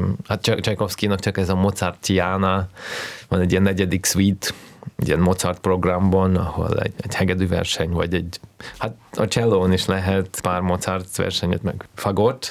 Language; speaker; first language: Hungarian; early bilingual, heritage; Hungarian